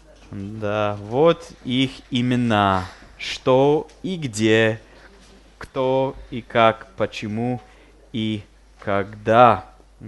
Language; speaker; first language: Russian; non-native, fluent; English